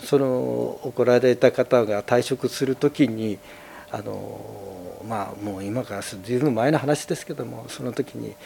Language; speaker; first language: Japanese; native; Japanese